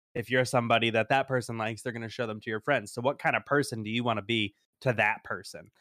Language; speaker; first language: English; native; English